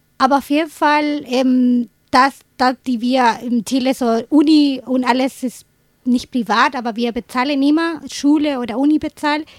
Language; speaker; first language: German; non-native, fluent; Spanish